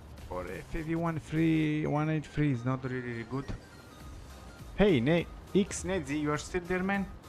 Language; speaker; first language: English; non-native, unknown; Italian